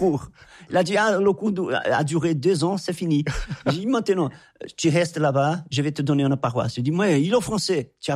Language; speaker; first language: French; non-native, fluent; Portuguese